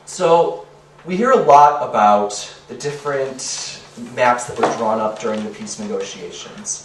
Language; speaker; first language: English; native; English